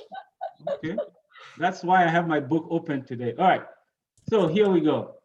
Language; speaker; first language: English; native; English